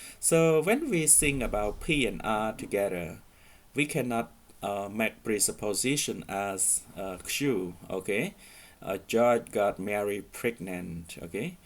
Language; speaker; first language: English; non-native, fluent; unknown